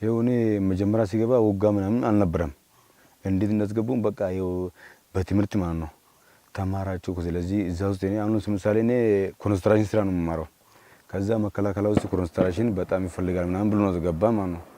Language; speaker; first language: Amharic; non-native, local second language; Oromo